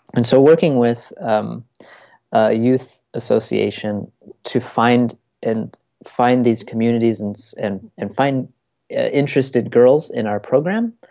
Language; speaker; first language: English; native; English